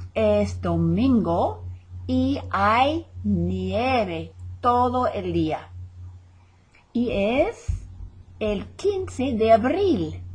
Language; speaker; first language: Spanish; non-native, fluent; English